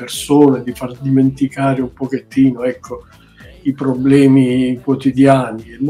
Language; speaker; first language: Italian; native; Italian